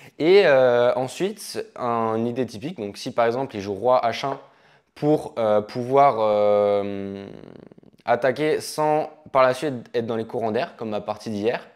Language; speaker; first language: French; native; French